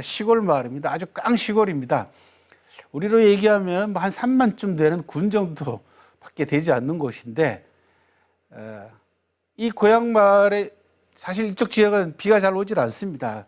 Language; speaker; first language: Korean; native; Korean